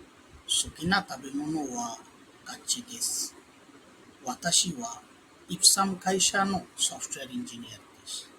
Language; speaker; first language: Japanese; non-native, learner; Bangla